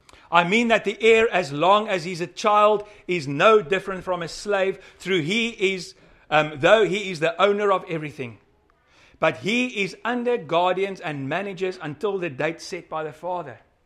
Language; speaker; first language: English; non-native, local second language; Afrikaans